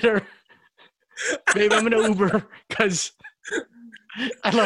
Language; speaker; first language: English; non-native, local second language; Filipino